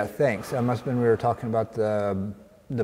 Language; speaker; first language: English; native; English